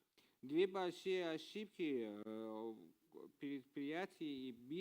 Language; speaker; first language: Russian; non-native, learner; Persian